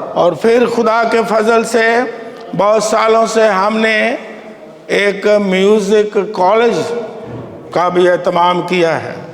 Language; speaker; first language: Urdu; non-native, local second language; Punjabi